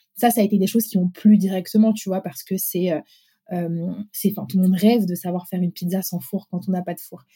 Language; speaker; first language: French; early bilingual, other home language; Arabic